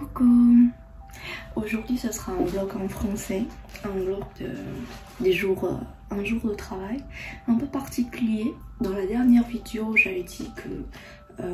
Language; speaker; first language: French; non-native, fluent; Vietnamese